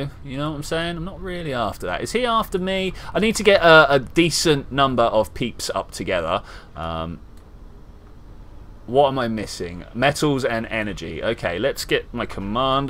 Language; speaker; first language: English; native; English